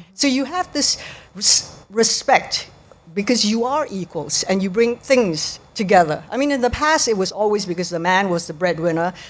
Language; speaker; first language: English; native; English